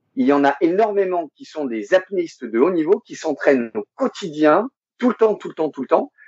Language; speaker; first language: French; native; French